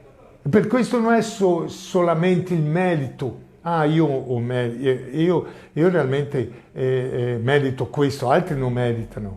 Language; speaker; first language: Italian; non-native, fluent; Portuguese